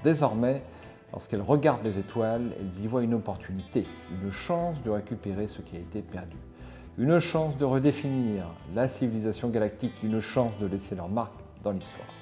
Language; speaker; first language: French; native; French